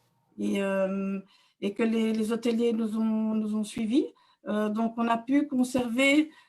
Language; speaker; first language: French; native; French